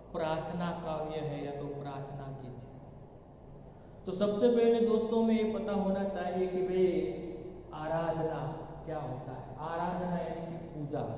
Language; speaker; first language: Hindi; non-native, local second language; Gujarati